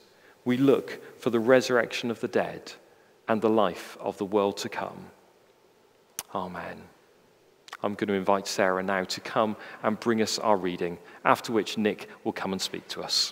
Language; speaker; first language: English; native; English